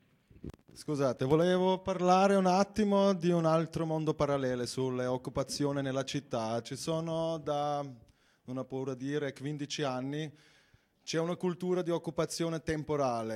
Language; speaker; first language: Italian; non-native, fluent; German